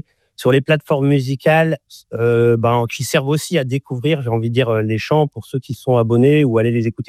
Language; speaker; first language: French; native; French